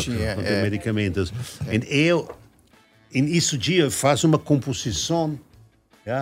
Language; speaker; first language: Portuguese; non-native, learner; German